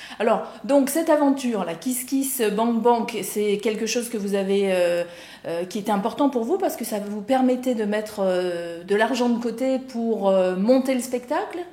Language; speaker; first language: French; native; French